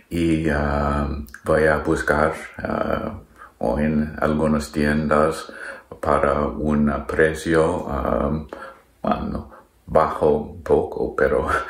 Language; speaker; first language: Spanish; non-native, learner; English